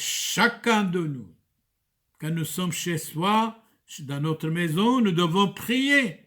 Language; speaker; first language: French; non-native, fluent; Turoyo